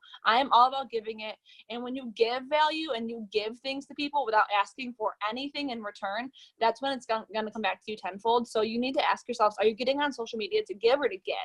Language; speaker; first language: English; native; English